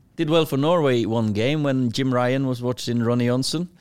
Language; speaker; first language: English; non-native, fluent; Norwegian